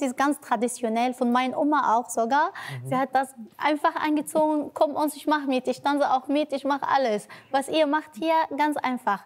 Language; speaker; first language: German; non-native, learner; Arabic